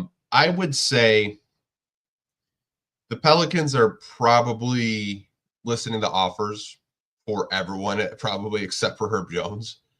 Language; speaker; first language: English; native; English